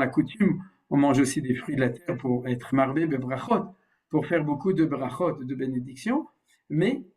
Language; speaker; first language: French; native; French